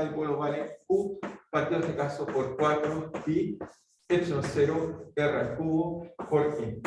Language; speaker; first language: Spanish; native; Spanish